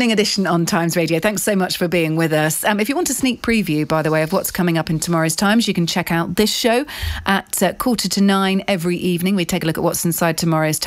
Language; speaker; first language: English; native; English